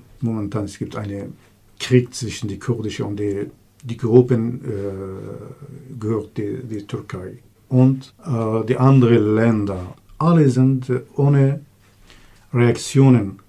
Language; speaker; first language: German; non-native, learner; Kurdish